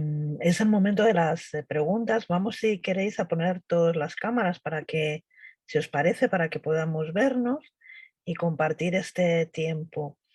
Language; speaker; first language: Spanish; native; Spanish